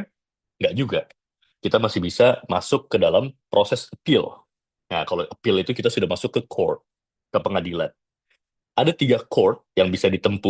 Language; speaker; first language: Indonesian; native; Indonesian